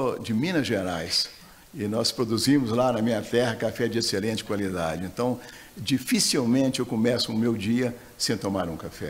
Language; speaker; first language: Portuguese; native; Portuguese